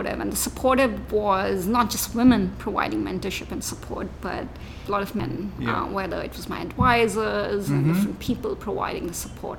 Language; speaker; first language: English; non-native, local second language; Hindi